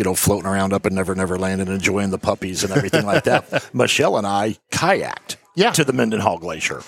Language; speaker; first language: English; native; English